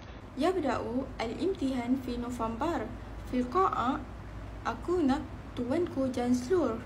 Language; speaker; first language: Arabic; non-native, learner; Malay